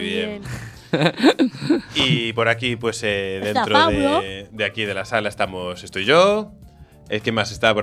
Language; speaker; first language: Spanish; native; Spanish